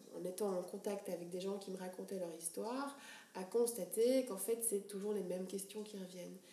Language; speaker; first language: French; native; French